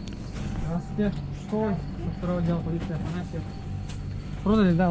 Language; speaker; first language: Russian; native; Russian